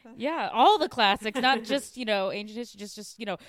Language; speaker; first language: English; native; English